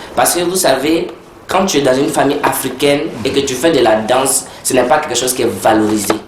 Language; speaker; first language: French; early bilingual, heritage; French